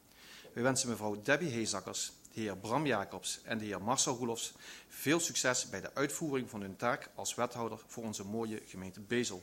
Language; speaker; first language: Dutch; native; Dutch